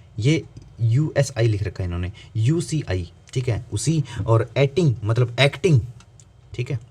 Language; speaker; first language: Hindi; native; Hindi